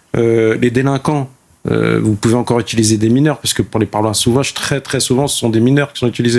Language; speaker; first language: French; native; French